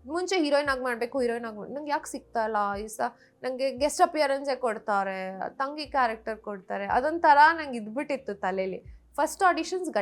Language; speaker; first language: Kannada; non-native, local second language; Rajasthani